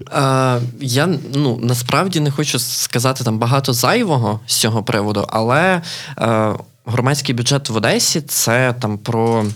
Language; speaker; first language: Ukrainian; native; Ukrainian